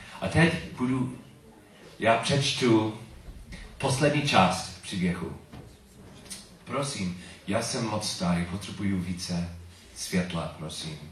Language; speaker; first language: Czech; non-native, learner; English